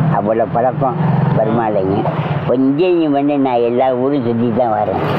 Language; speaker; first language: Tamil; early bilingual, heritage; Tamil